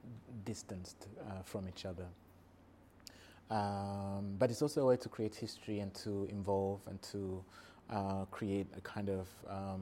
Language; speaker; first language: English; non-native, local second language; Kinyarwanda